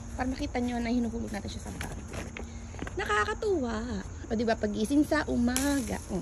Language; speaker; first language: Filipino; native; Filipino